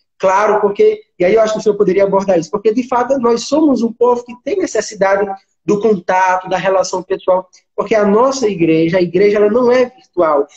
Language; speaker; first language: Portuguese; native; Portuguese